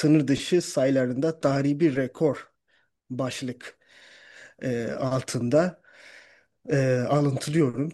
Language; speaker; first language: Turkish; non-native, fluent; Urdu